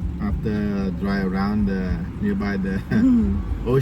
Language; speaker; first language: English; non-native, learner; Khmer